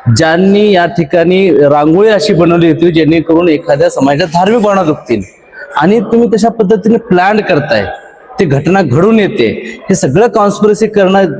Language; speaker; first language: Marathi; non-native, local second language; Urdu